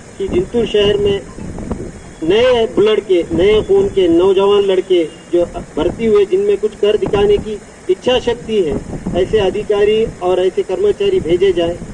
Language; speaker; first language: Hindi; non-native, local second language; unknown